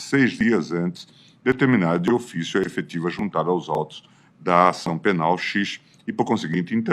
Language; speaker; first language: Portuguese; native; Portuguese